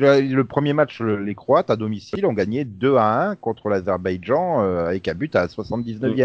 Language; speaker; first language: French; native; French